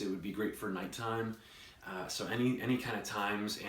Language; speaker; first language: English; native; English